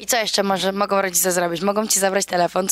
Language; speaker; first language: Polish; native; Polish